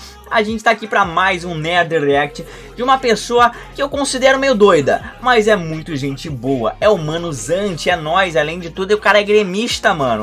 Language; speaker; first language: Portuguese; native; Portuguese